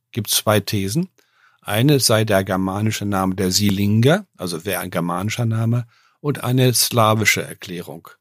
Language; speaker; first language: German; native; German